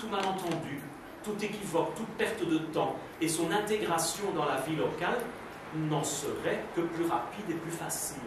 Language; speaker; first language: French; native; French